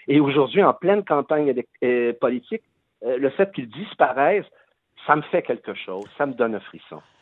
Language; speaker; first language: French; native; French